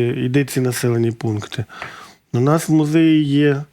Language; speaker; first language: Ukrainian; native; Ukrainian